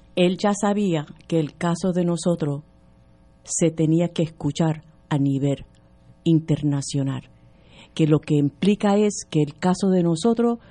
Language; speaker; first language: Spanish; early bilingual, heritage; Spanish